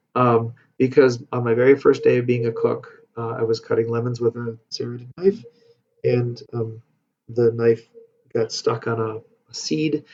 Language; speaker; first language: English; native; English